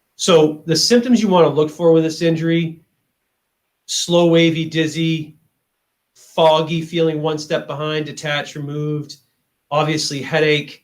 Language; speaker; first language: English; native; English